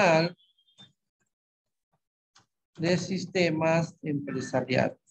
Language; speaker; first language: Spanish; native; Spanish